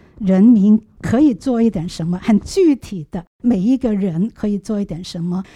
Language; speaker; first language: Chinese; non-native, local second language; Cantonese